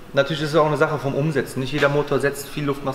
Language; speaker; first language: German; native; German